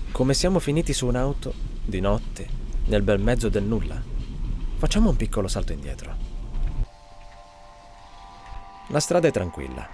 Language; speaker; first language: Italian; native; Italian